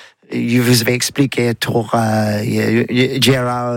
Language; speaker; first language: French; non-native, learner; English